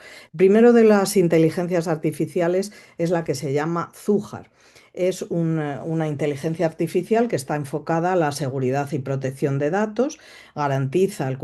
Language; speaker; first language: Spanish; native; Spanish